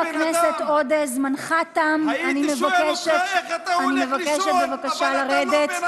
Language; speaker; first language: Hebrew; native; Hebrew